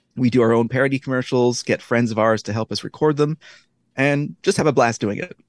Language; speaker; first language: English; native; English